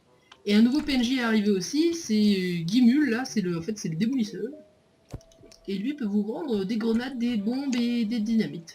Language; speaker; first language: French; native; French